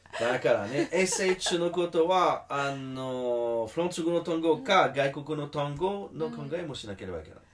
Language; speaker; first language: Japanese; non-native, learner; French